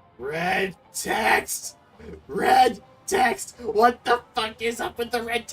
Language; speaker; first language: English; native; English